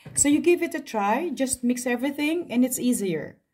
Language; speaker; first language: English; non-native, local second language; Filipino